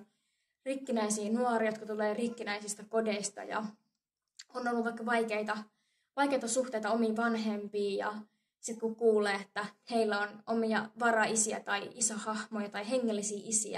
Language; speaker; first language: Finnish; native; Finnish